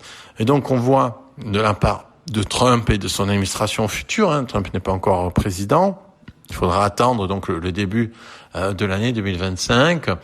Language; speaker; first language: French; native; French